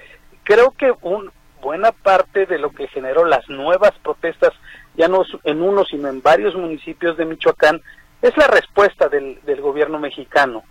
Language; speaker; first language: Spanish; native; Spanish